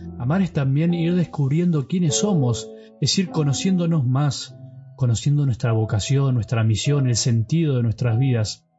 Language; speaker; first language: Spanish; native; Spanish